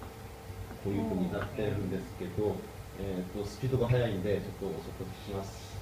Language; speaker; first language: Japanese; non-native, fluent; Korean